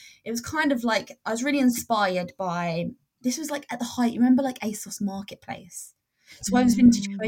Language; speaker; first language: English; native; English